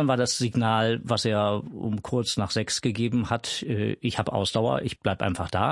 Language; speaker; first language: German; native; German